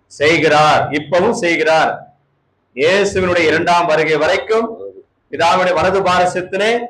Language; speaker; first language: Tamil; native; Tamil